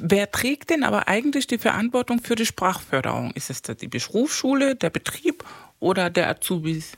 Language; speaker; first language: German; non-native, fluent; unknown